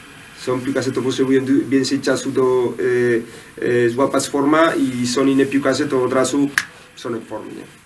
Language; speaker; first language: Polish; non-native, learner; Spanish